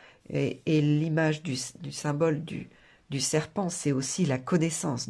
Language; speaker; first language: French; native; French